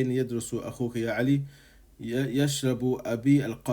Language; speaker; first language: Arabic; non-native, fluent; English